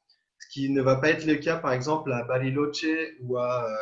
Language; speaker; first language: French; native; French